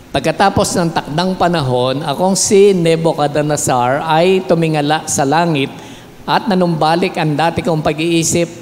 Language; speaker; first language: Filipino; native; Filipino